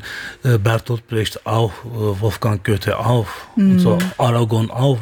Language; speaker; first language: German; non-native, learner; Turkish